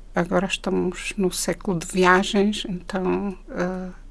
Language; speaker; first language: Portuguese; non-native, fluent; Czech